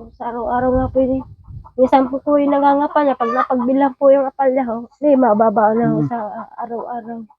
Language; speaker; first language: Filipino; native; Filipino